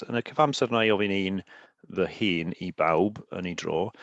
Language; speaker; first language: Welsh; native; Welsh